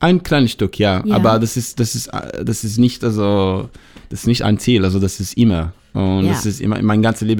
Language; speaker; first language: German; non-native, learner; Hebrew